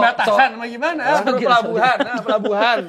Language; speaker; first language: Indonesian; native; Indonesian